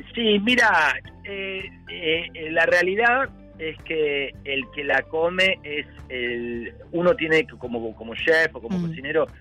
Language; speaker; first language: Spanish; native; Spanish